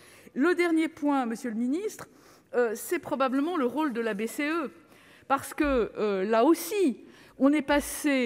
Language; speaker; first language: French; native; French